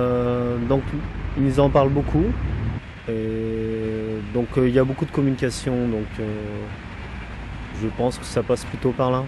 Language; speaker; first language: French; early bilingual, other home language; Korean